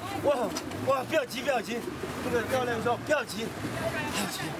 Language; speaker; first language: Chinese; non-native, local second language; Cantonese